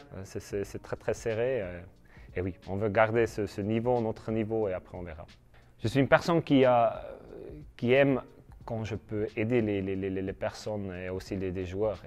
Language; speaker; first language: French; non-native, learner; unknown